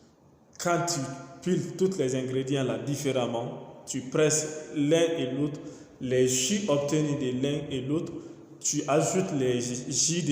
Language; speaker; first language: French; non-native, local second language; Mandingo